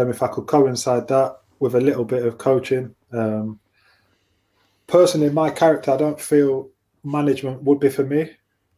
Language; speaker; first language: English; native; English